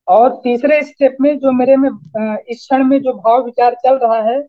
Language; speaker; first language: Hindi; native; Hindi